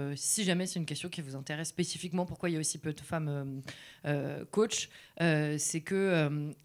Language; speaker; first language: French; native; French